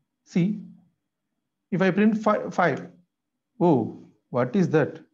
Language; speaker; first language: English; non-native, local second language; Telugu